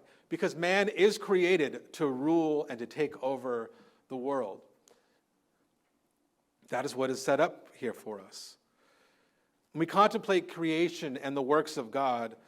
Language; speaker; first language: English; native; English